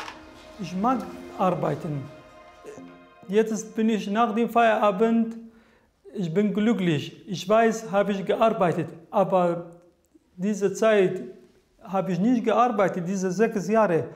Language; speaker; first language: German; non-native, learner; Kurdish